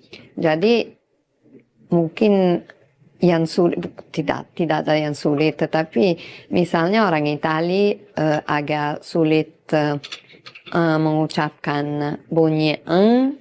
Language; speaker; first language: Indonesian; non-native, fluent; Italian